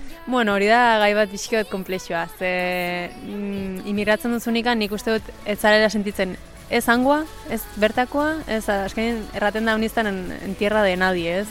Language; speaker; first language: Basque; early bilingual, other home language; Spanish